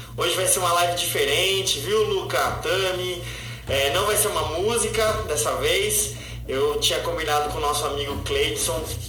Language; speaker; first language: Portuguese; native; Portuguese